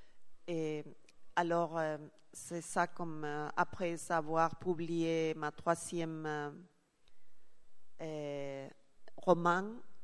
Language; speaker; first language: French; non-native, learner; Spanish